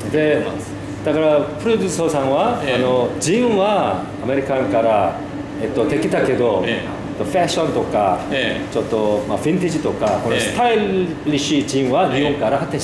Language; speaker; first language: Japanese; non-native, learner; Korean